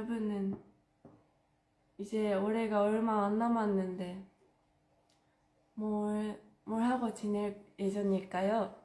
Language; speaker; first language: Korean; non-native, fluent; Japanese